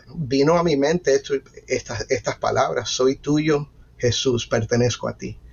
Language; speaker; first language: Spanish; early bilingual, heritage; Spanish